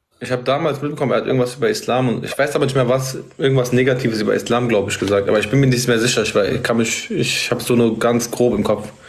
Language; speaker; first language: German; early bilingual, other home language; Arabic